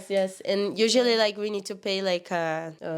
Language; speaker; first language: English; non-native, learner; Portuguese